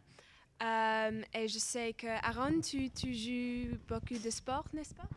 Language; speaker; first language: French; non-native, learner; English